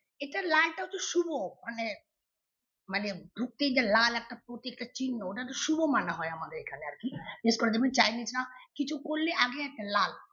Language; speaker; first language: Bangla; non-native, local second language; Hakka Chinese